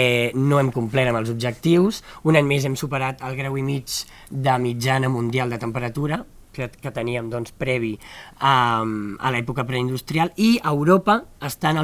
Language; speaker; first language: Catalan; native; Catalan